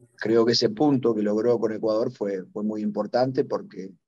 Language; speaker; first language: Spanish; native; Spanish